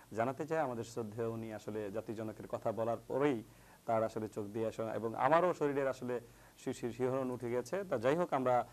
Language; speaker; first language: Bangla; native; Bangla